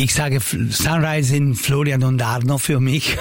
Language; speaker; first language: German; non-native, local second language; Italian